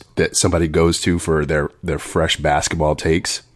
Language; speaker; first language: English; native; English